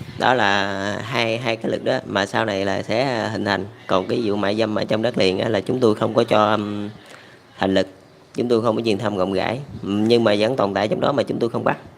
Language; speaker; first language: Vietnamese; native; Vietnamese